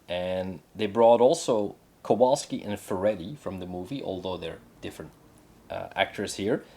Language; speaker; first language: English; non-native, fluent; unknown